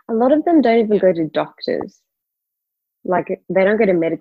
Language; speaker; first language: English; native; English